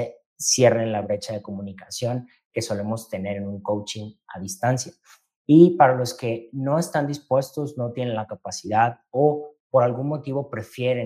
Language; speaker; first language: Spanish; native; Spanish